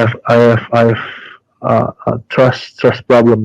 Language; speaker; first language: English; non-native, learner; Indonesian